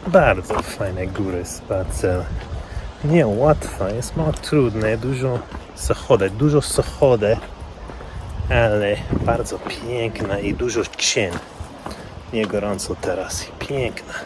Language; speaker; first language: Polish; non-native, learner; English